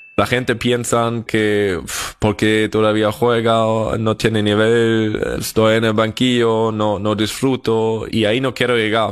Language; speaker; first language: Spanish; non-native, fluent; German